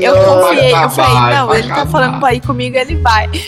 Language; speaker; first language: Portuguese; native; Portuguese